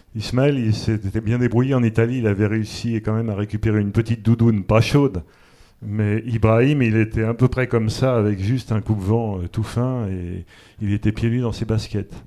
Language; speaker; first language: French; native; French